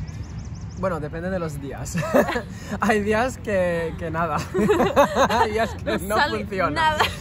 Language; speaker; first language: Spanish; non-native, fluent; French